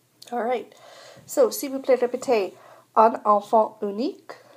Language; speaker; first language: French; non-native, fluent; English